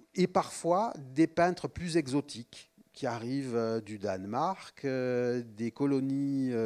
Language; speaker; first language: French; native; French